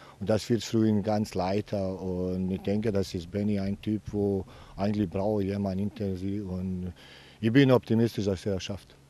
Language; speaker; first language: German; non-native, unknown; Bosnian